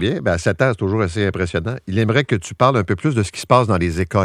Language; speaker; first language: French; native; French